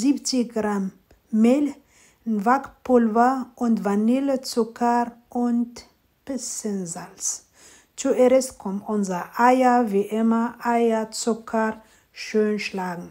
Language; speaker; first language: German; non-native, fluent; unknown